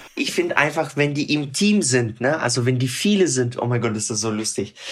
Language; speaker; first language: German; non-native, fluent; Russian